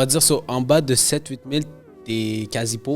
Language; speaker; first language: French; native; French